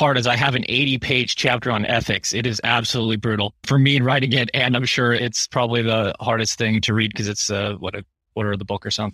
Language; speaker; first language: English; native; English